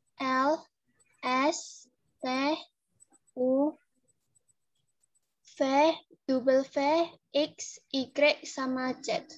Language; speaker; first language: French; non-native, fluent; Indonesian